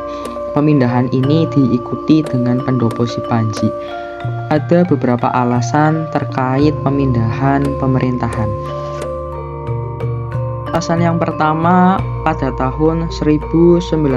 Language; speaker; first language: Indonesian; native; Indonesian